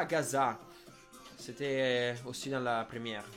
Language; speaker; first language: French; non-native, fluent; Italian